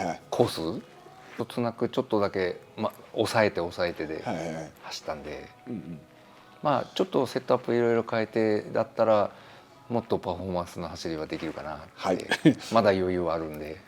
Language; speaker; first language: Japanese; native; Japanese